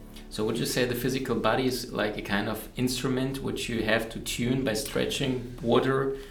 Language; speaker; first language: English; non-native, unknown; German